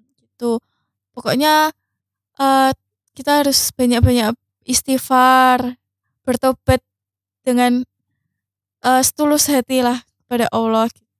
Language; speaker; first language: Indonesian; native; Indonesian